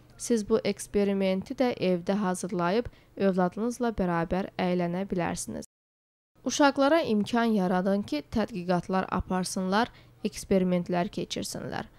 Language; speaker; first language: Azerbaijani; non-native, local second language; Georgian